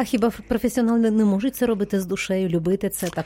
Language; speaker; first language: Ukrainian; native; Ukrainian